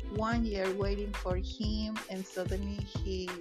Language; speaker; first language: English; non-native, learner; Spanish